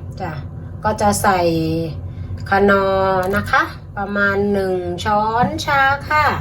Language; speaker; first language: Thai; native; Thai